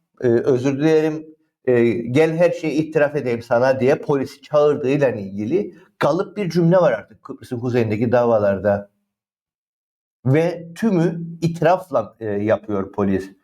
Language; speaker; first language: Turkish; native; Turkish